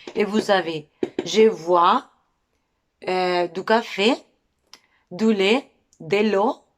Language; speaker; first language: French; non-native, fluent; Spanish